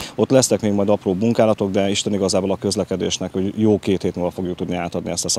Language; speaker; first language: Hungarian; native; Hungarian